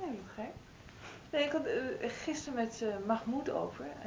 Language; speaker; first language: Dutch; native; Dutch